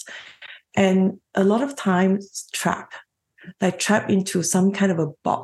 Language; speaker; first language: English; non-native, local second language; Cantonese